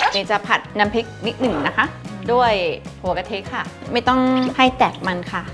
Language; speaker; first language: Thai; non-native, fluent; Japanese